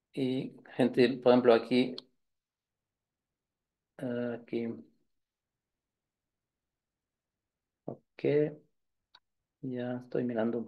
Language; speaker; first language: Spanish; non-native, fluent; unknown